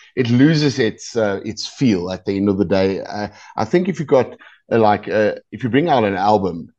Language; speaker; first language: English; non-native, local second language; Afrikaans